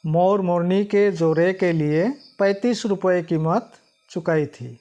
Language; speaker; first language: Hindi; non-native, local second language; Assamese